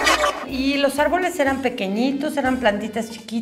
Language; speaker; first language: Spanish; native; Spanish